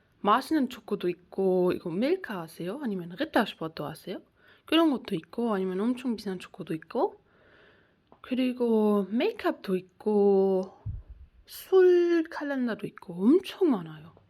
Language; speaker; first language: Korean; non-native, learner; German